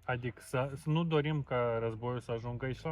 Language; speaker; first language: Romanian; native; Romanian